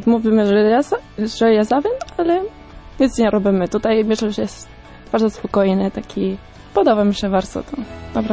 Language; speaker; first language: Polish; early bilingual, heritage; Spanish